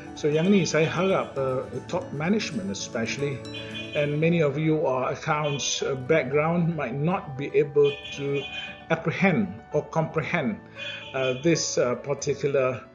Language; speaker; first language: English; non-native, local second language; Malay